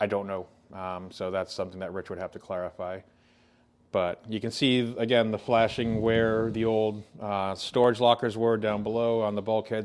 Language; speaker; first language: English; native; English